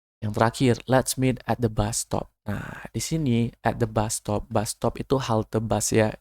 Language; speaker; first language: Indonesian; native; Indonesian